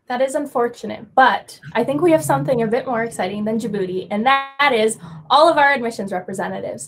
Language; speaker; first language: English; native; English